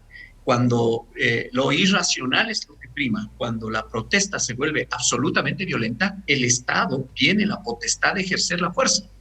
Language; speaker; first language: Spanish; native; Spanish